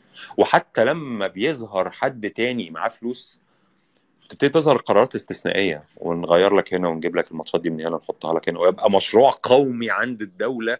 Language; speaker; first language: Arabic; native; Arabic